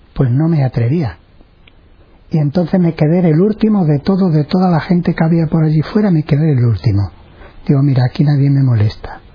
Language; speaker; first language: Spanish; native; Spanish